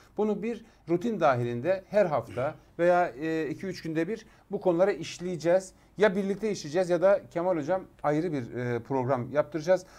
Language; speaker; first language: Turkish; native; Turkish